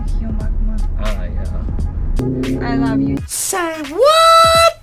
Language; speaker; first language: English; non-native, learner; Russian